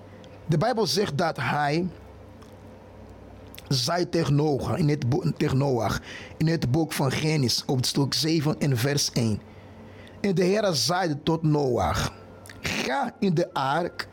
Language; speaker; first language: Dutch; non-native, fluent; Portuguese